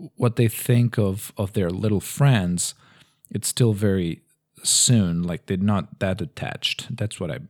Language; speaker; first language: English; non-native, fluent; Portuguese